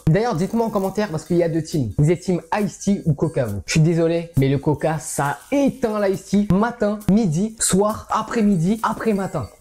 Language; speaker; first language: French; native; French